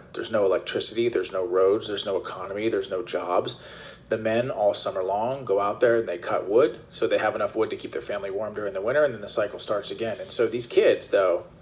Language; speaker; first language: English; native; English